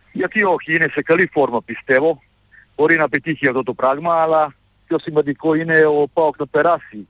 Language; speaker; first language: Greek; non-native, fluent; Serbian